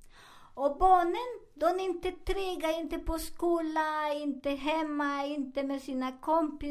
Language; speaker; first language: Swedish; non-native, learner; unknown